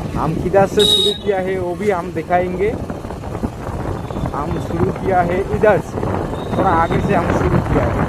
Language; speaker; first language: Hindi; non-native, local second language; Bangla